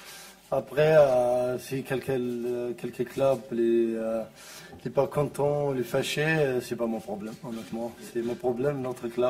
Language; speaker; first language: French; non-native, learner; Arabic